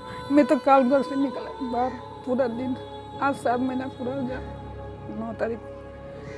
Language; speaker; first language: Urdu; non-native, local second language; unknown